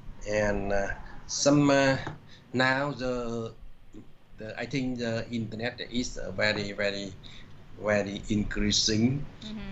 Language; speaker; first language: English; non-native, learner; Vietnamese